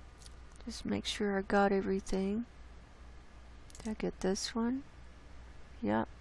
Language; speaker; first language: English; native; English